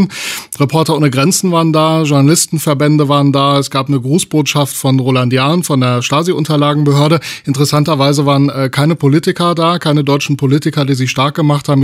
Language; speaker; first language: German; native; German